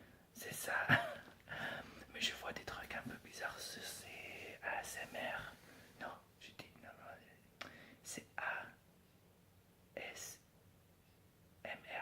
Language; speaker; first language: French; non-native, fluent; English